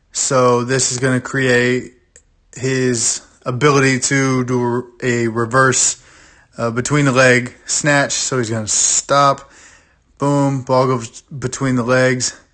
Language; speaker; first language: English; native; English